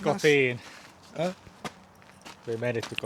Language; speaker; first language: Finnish; native; Finnish